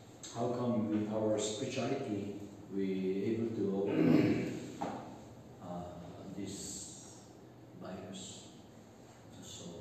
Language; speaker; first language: English; non-native, learner; Korean